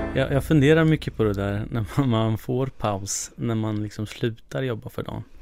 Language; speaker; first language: Swedish; early bilingual, other home language; Kurdish